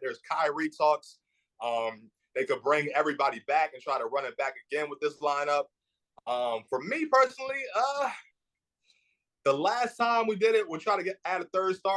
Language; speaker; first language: English; native; English